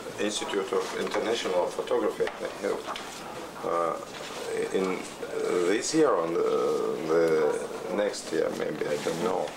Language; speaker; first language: English; non-native, learner; Russian